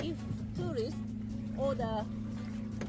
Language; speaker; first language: English; non-native, learner; Japanese